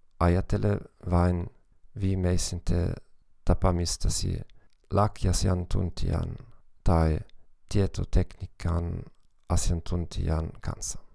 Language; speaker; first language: Finnish; non-native, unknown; German